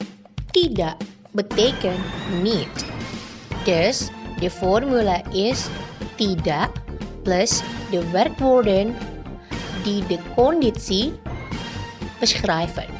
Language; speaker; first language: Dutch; non-native, learner; Indonesian